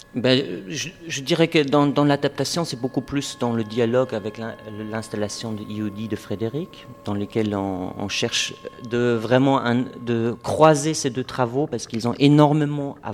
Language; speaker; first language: French; non-native, fluent; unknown